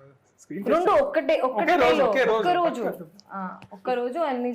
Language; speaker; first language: Telugu; non-native, fluent; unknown